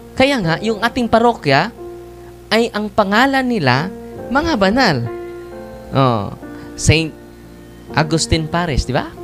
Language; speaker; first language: Filipino; non-native, local second language; Cebuano